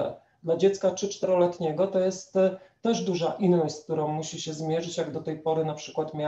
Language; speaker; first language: Polish; native; Polish